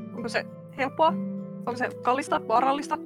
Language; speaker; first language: Finnish; native; Finnish